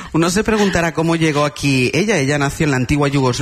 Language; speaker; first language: Spanish; native; Spanish